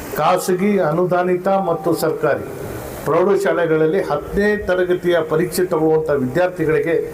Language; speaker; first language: Kannada; non-native, local second language; Urdu